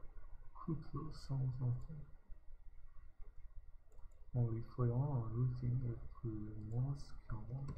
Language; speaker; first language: French; non-native, learner; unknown